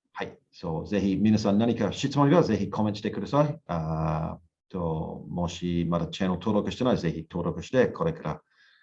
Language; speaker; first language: Japanese; non-native, learner; English